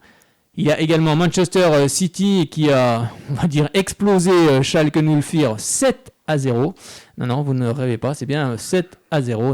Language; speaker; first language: French; native; French